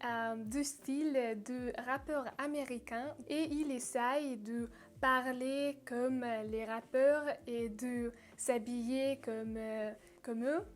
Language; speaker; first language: French; non-native, learner; Russian